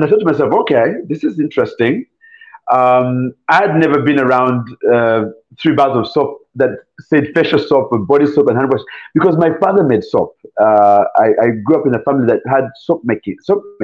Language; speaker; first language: English; non-native, local second language; Ganda